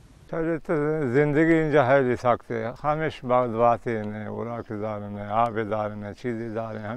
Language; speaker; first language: Persian; non-native, local second language; Baluchi